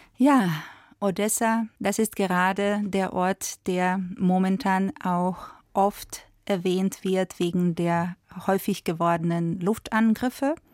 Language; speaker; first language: German; non-native, fluent; Russian